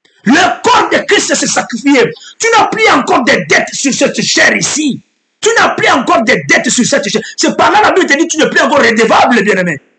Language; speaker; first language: French; non-native, local second language; Lingala